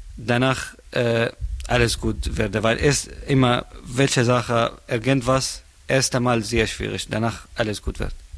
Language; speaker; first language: German; non-native, learner; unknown